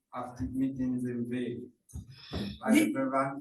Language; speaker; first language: German; non-native, fluent; Rundi